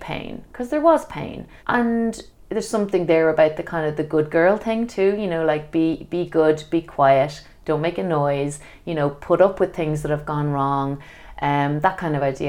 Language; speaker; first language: English; native; English